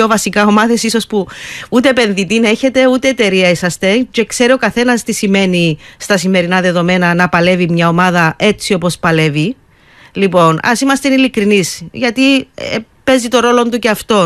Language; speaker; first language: Greek; native; Greek